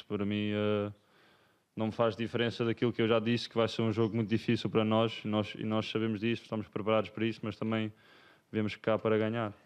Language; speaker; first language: Portuguese; early bilingual, other home language; English